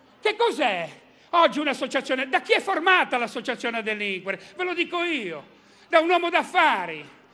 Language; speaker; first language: Italian; native; Italian